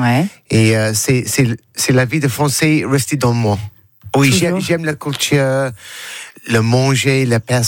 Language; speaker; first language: French; non-native, learner; English